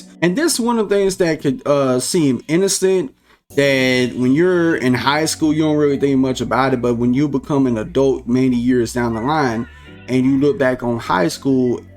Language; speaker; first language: English; native; English